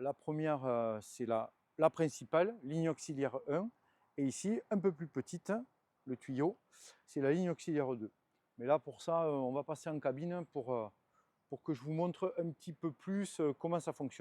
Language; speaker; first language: French; native; French